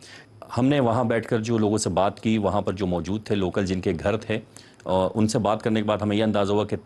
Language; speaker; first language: Urdu; native; Urdu